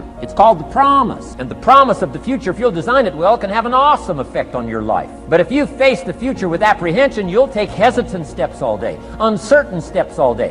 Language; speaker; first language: English; native; English